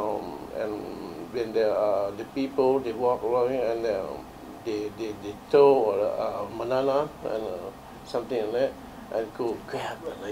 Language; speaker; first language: English; non-native, learner; Lao